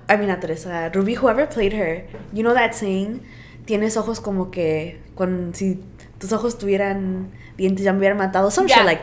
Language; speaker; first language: Spanish; early bilingual, heritage; English